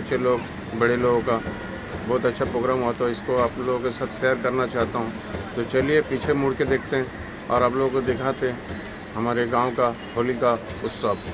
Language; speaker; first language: Hindi; non-native, local second language; Bangla